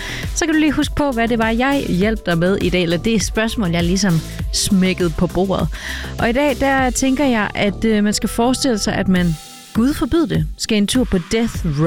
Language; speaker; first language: Danish; native; Danish